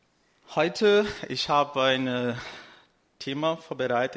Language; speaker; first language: German; non-native, fluent; Portuguese